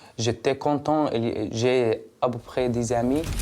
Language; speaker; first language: French; non-native, learner; Arabic